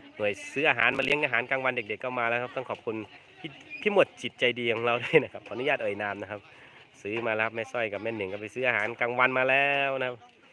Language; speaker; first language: Thai; native; Thai